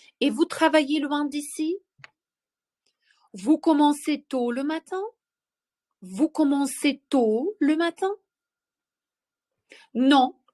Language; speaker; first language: French; non-native, fluent; Ukrainian